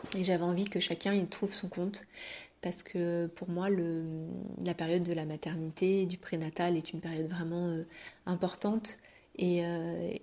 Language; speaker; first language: French; native; French